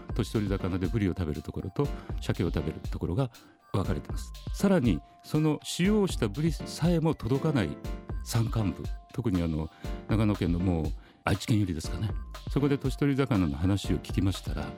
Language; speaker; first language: Japanese; native; Japanese